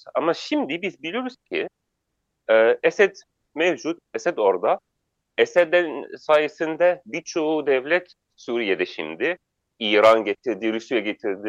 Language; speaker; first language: Turkish; non-native, fluent; Arabic